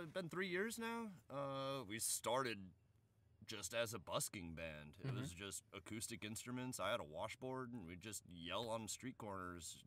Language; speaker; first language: English; native; English